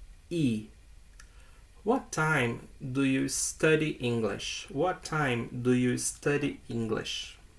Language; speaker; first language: English; non-native, fluent; Portuguese